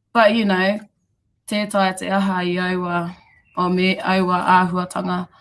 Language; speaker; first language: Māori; non-native, local second language; English